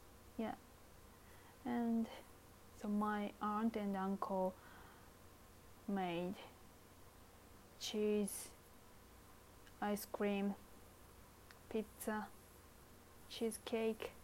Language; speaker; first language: English; non-native, learner; Japanese